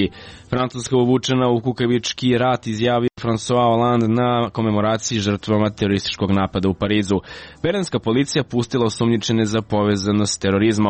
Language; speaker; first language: Serbian; native; Serbian